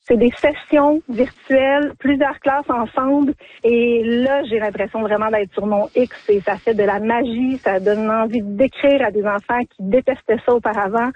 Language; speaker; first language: French; native; French